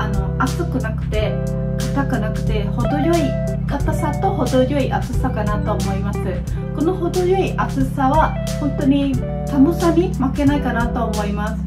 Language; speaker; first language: Japanese; non-native, fluent; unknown